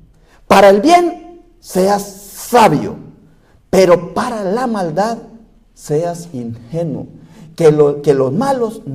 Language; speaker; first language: Spanish; native; Spanish